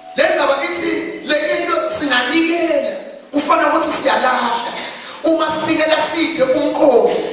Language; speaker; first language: Zulu; non-native, local second language; Swati